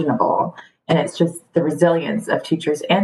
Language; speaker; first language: English; early bilingual, other home language; Spanish